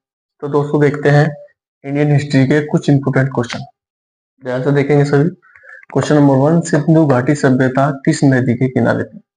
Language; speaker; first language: Hindi; native; Hindi